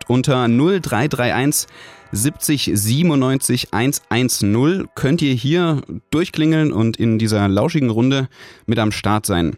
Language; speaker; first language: German; native; German